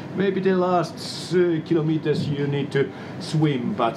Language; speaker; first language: English; non-native, fluent; Finnish